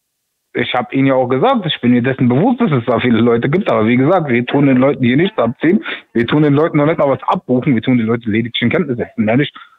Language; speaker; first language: German; native; German